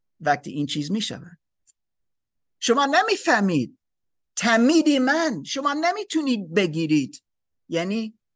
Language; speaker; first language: Persian; non-native, learner; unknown